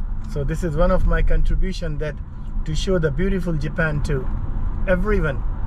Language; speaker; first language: English; non-native, local second language; Urdu